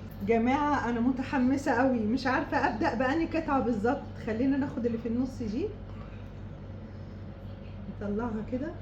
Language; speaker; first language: Arabic; native; Arabic